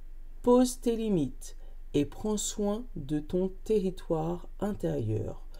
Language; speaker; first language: French; native; French